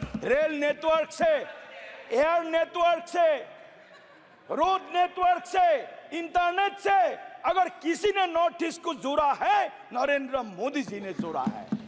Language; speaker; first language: Hindi; non-native, local second language; Assamese